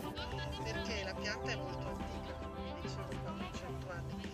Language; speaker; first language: Italian; non-native, fluent; Filipino